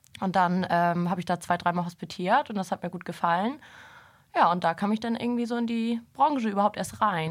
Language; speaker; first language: German; native; German